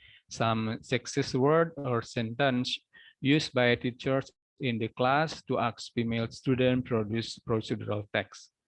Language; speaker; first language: English; non-native, local second language; Indonesian